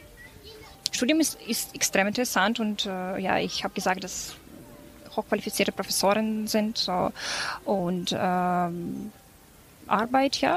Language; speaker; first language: German; non-native, fluent; Ukrainian